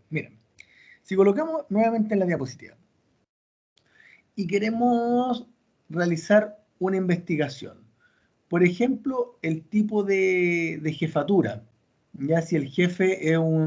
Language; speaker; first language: Spanish; native; Spanish